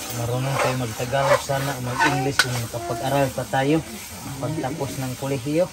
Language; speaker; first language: Filipino; non-native, local second language; Cebuano